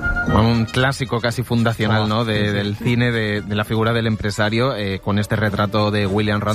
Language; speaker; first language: Spanish; native; Spanish